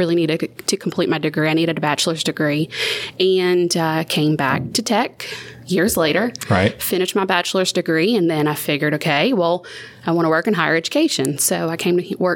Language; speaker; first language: English; native; English